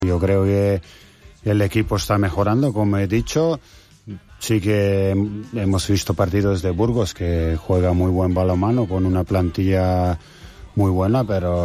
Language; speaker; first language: Spanish; non-native, fluent; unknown